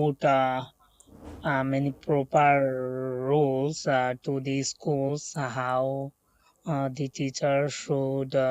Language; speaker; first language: English; non-native, learner; Bangla